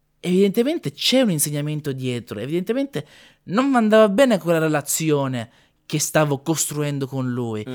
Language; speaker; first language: Italian; native; Italian